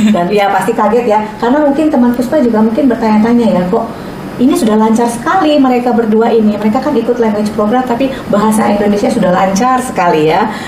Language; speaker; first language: Indonesian; native; Indonesian